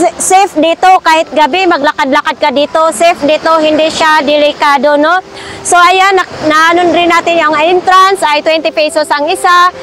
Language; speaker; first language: Filipino; non-native, local second language; Masbatenyo